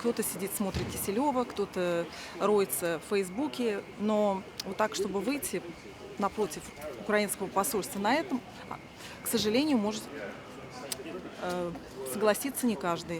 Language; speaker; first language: Russian; native; Russian